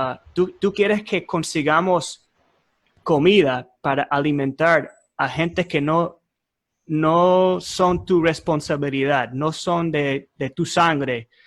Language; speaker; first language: Spanish; non-native, fluent; English